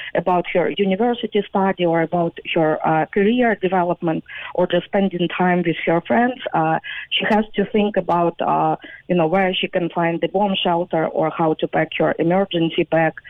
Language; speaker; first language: English; non-native, fluent; Ukrainian